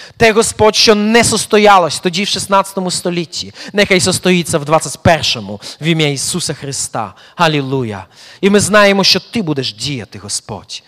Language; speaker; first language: Ukrainian; early bilingual, heritage; Ukrainian